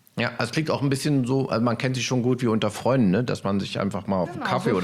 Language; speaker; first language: German; native; German